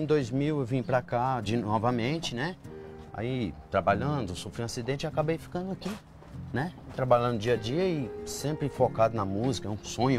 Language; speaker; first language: Portuguese; native; Portuguese